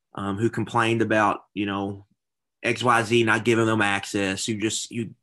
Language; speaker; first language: English; native; English